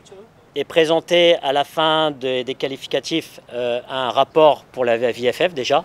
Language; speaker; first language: French; native; French